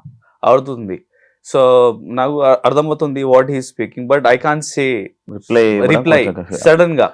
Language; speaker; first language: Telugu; non-native, learner; Hindi